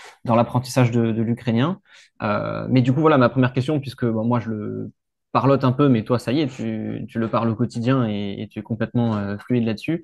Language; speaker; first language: French; native; French